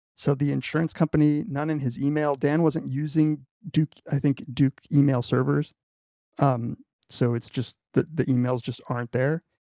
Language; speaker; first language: English; native; English